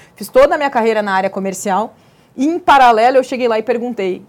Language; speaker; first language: Portuguese; native; Portuguese